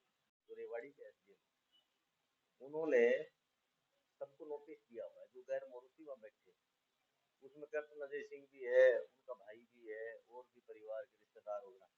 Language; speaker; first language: Hindi; native; Hindi